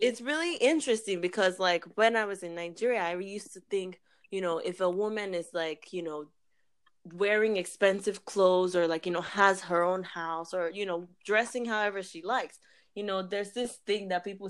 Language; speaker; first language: English; non-native, local second language; Igbo